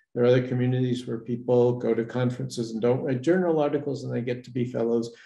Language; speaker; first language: English; native; English